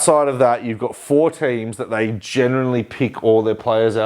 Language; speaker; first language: English; native; English